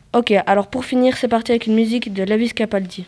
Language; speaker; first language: French; native; French